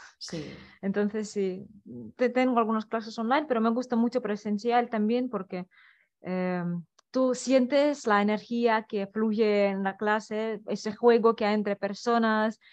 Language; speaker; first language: Spanish; non-native, fluent; Russian